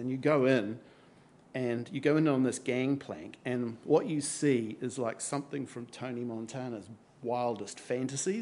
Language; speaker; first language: English; native; English